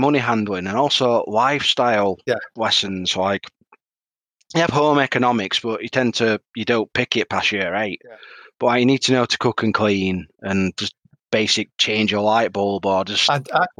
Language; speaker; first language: English; native; English